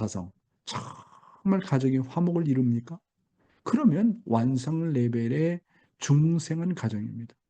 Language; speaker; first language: Korean; native; Korean